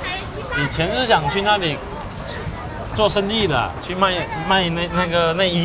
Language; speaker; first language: Chinese; native; Chinese